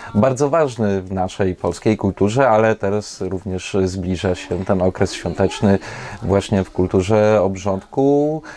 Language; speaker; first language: Polish; native; Polish